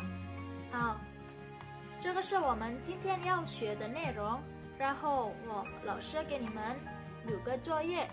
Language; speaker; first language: Chinese; non-native, fluent; Indonesian